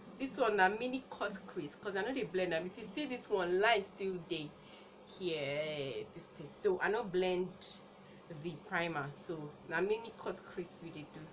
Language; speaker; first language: Nigerian Pidgin; non-native, local second language; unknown